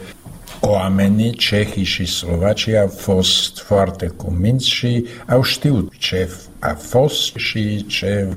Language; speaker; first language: Romanian; non-native, learner; Slovak